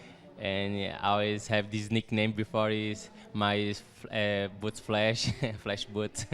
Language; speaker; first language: English; non-native, learner; Portuguese